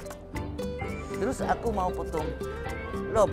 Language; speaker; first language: Indonesian; non-native, learner; Japanese